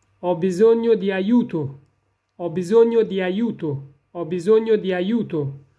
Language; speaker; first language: Italian; non-native, fluent; Persian